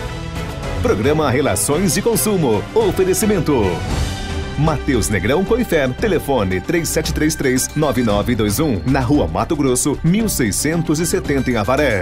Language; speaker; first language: Portuguese; native; Portuguese